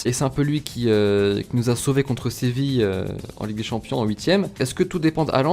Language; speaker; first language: French; native; French